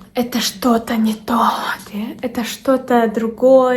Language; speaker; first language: Russian; non-native, local second language; Kazakh